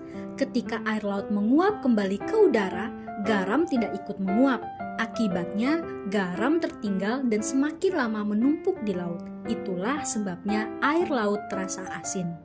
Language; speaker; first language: Indonesian; native; Indonesian